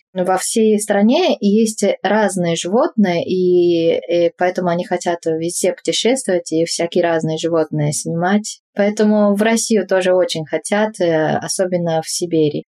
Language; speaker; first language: Russian; non-native, fluent; Japanese